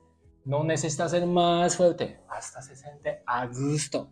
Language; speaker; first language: Spanish; non-native, learner; Japanese